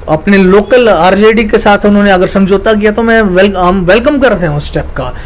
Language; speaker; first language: Hindi; native; Hindi